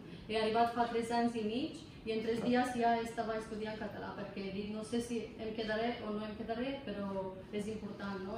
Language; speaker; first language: Catalan; non-native, fluent; Romanian